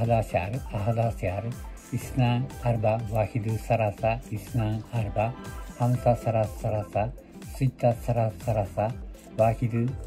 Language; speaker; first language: Arabic; non-native, learner; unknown